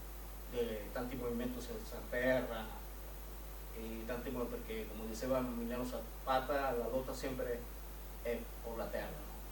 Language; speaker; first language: Italian; non-native, learner; Spanish